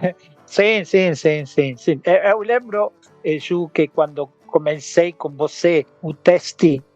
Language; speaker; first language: Portuguese; non-native, learner; Spanish